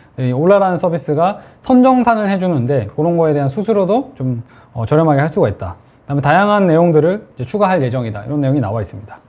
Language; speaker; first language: Korean; native; Korean